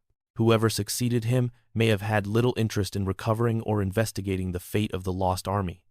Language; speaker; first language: English; native; English